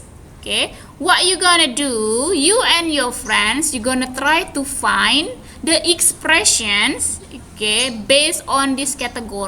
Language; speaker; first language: English; non-native, fluent; Indonesian